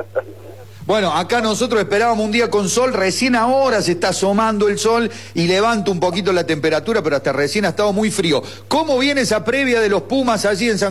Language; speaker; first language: Spanish; native; Spanish